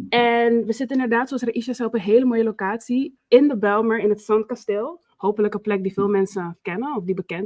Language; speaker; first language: Dutch; native; Dutch